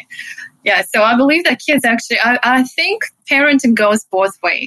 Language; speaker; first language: English; non-native, fluent; Russian